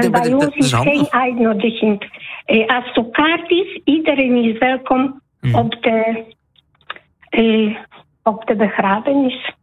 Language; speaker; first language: Dutch; non-native, learner; Polish